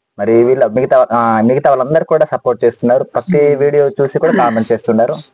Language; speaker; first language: Telugu; non-native, local second language; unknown